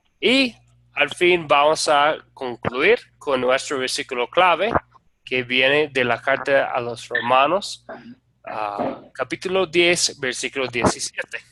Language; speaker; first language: Spanish; non-native, fluent; English